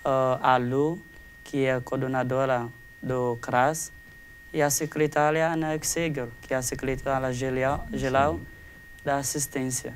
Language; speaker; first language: Portuguese; non-native, fluent; Haitian Creole